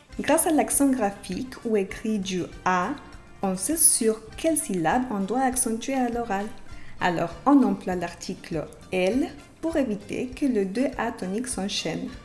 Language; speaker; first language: French; non-native, fluent; Spanish